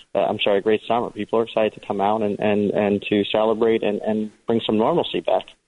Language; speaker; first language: English; early bilingual, other home language; Hindi